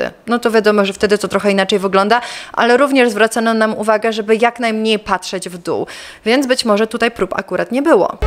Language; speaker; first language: Polish; native; Polish